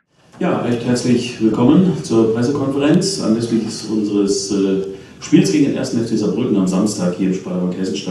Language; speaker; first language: German; native; German